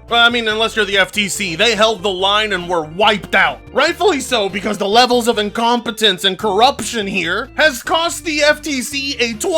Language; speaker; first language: English; native; English